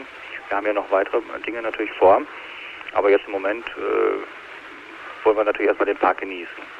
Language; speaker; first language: German; native; German